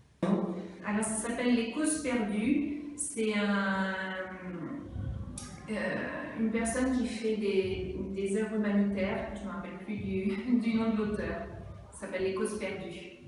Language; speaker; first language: French; non-native, fluent; Italian